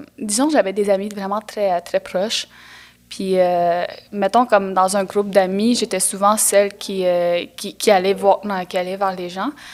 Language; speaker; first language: French; non-native, local second language; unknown